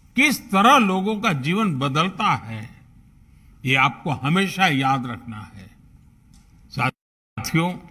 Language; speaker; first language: Hindi; non-native, local second language; Gujarati